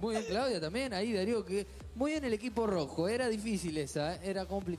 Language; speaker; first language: Spanish; native; Spanish